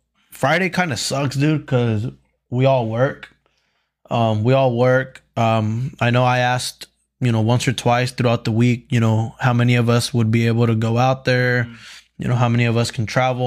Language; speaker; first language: English; early bilingual, other home language; Spanish